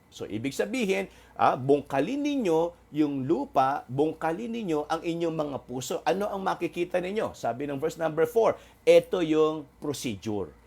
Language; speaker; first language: Filipino; non-native, local second language; Waray